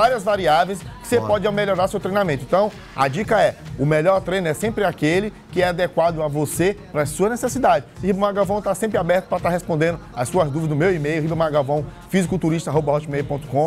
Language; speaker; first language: Portuguese; native; Portuguese